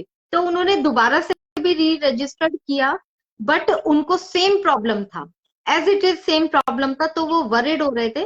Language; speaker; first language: Hindi; native; Hindi